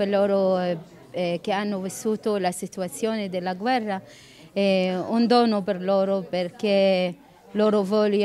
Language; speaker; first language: Italian; non-native, learner; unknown